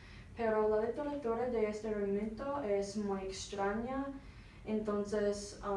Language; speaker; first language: Spanish; non-native, learner; English